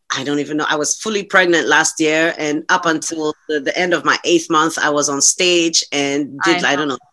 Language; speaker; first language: English; non-native, local second language; Hungarian